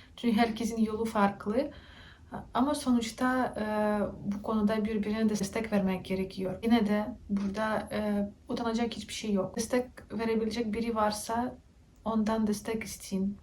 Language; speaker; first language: Turkish; non-native, learner; Russian